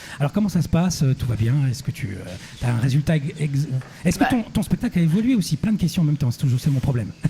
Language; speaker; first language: French; native; French